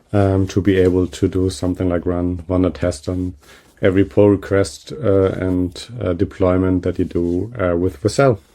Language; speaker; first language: English; non-native, fluent; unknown